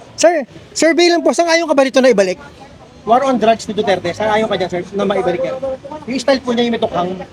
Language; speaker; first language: Filipino; native; Filipino